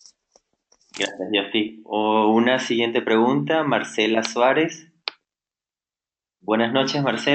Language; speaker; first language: Spanish; native; Spanish